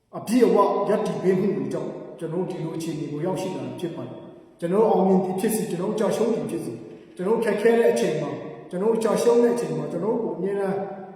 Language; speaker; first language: Burmese; non-native, local second language; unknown